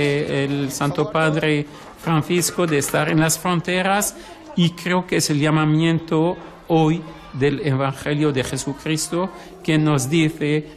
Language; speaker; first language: Spanish; non-native, fluent; Arabic